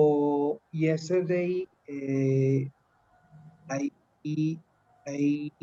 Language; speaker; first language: English; non-native, learner; Spanish